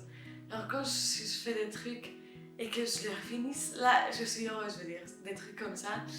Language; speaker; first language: French; non-native, fluent; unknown